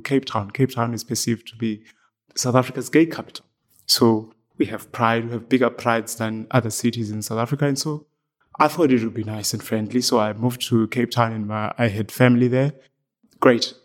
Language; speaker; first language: English; non-native, local second language; Xhosa